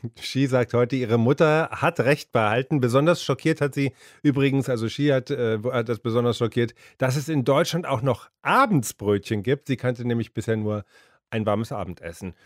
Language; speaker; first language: German; native; German